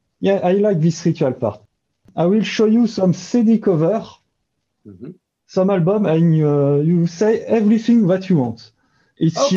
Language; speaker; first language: English; non-native, learner; French